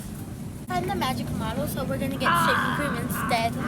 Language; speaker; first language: English; native; English